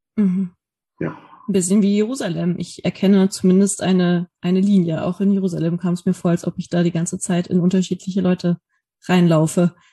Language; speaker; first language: German; native; German